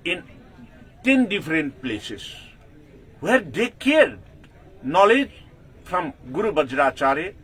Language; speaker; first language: English; non-native, local second language; Nepali